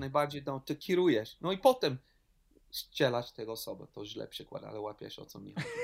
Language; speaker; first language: Polish; non-native, learner; English